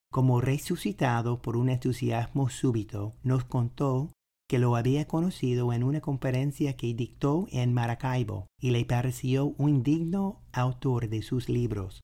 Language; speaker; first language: Spanish; non-native, fluent; English